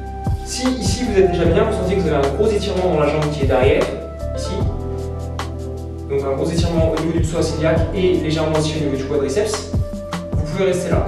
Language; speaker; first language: French; native; French